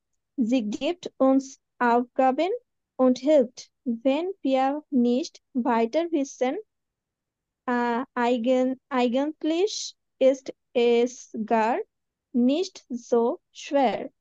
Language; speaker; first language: German; non-native, learner; Bangla